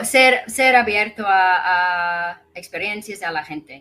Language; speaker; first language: Spanish; non-native, fluent; English